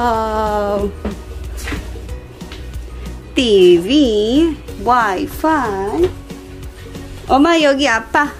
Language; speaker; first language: Korean; non-native, learner; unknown